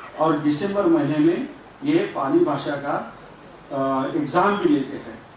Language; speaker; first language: Hindi; non-native, local second language; Marathi